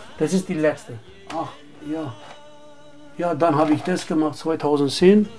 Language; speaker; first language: German; non-native, learner; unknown